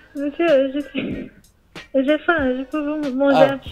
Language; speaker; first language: French; non-native, learner; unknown